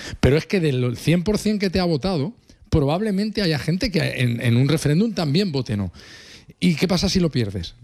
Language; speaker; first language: Spanish; native; Spanish